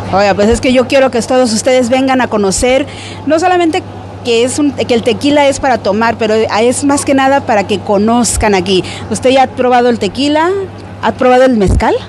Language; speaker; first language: Spanish; native; Spanish